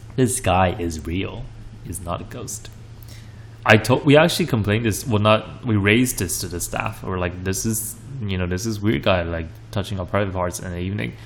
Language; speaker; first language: English; non-native, fluent; Chinese